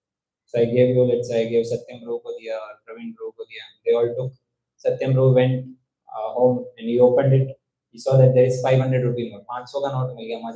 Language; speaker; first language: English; non-native, local second language; Hindi